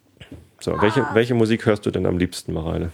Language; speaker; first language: German; native; German